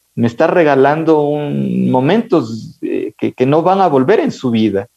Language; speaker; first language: Spanish; native; Spanish